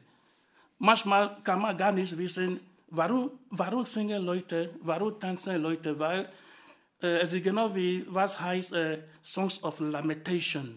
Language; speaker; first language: German; non-native, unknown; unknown